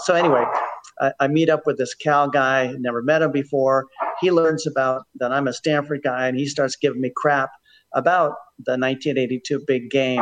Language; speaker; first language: English; native; English